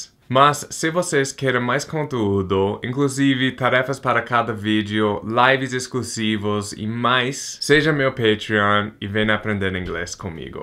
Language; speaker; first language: Portuguese; non-native, fluent; English